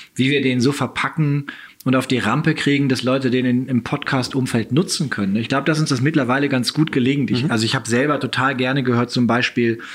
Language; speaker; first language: German; native; German